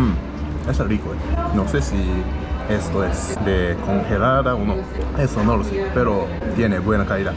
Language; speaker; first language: Spanish; non-native, learner; Japanese